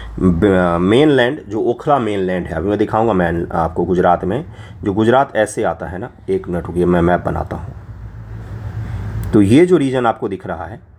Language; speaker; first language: Hindi; non-native, local second language; Maithili